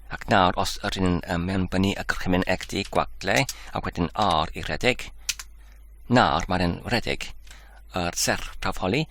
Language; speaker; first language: Welsh; non-native, learner; English